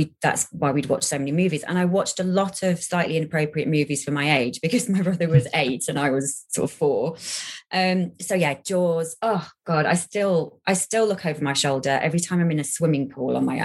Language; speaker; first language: English; native; English